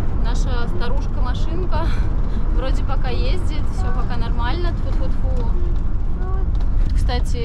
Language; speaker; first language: Russian; native; Russian